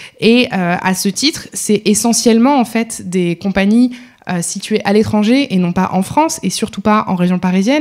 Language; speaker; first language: French; native; French